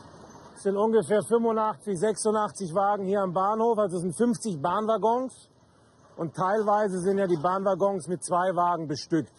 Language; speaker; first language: German; native; German